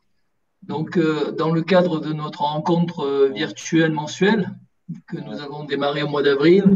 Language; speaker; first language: French; native; French